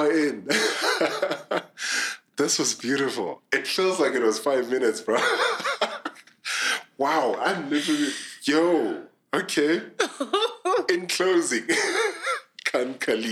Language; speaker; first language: English; non-native, local second language; Southern Sotho